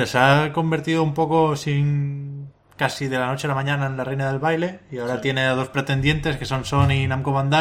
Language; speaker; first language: Spanish; native; Spanish